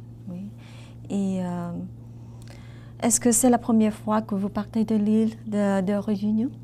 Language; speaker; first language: French; non-native, learner; Vietnamese